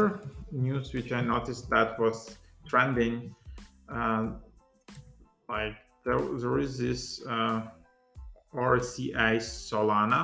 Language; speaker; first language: English; non-native, fluent; Ukrainian